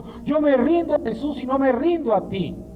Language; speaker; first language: Spanish; native; Spanish